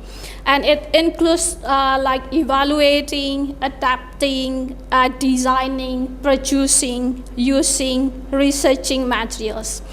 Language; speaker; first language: English; non-native, fluent; Indonesian